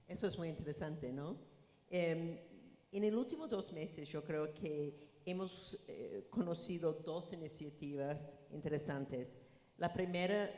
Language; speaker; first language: Spanish; non-native, fluent; English